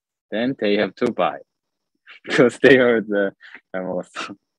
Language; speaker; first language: English; non-native, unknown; Korean